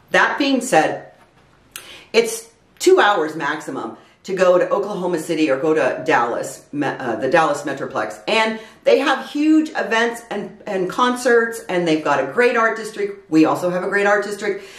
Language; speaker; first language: English; native; English